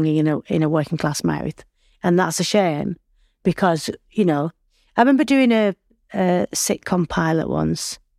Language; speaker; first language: English; native; English